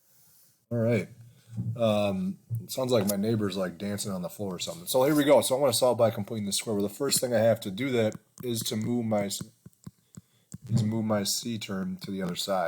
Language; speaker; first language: English; native; English